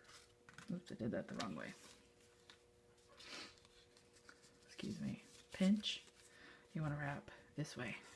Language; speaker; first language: English; native; English